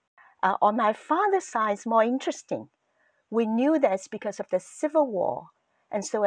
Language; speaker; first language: English; non-native, local second language; Cantonese